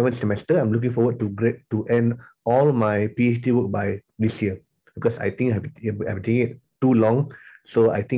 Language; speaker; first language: English; non-native, local second language; Tamil